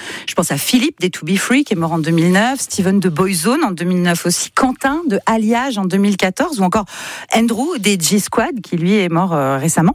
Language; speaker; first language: French; native; French